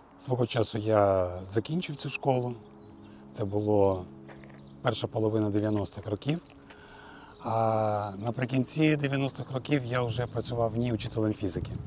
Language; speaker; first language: Ukrainian; non-native, local second language; Russian